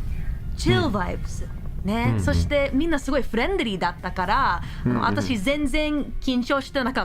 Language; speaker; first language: Japanese; non-native, learner; English